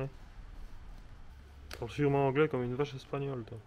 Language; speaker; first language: French; native; French